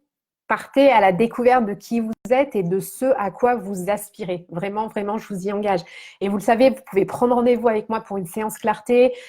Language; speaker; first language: French; native; French